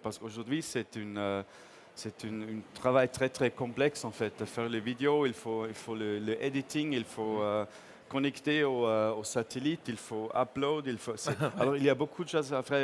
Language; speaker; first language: French; non-native, fluent; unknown